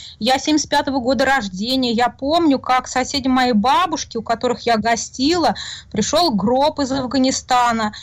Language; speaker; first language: Russian; native; Russian